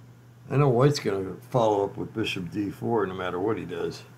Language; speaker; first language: English; native; English